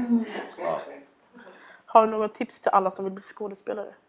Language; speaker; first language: Swedish; native; Swedish